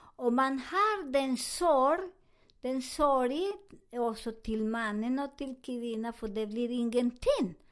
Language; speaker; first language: Swedish; non-native, learner; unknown